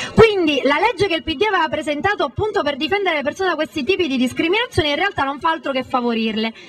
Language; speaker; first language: Italian; native; Italian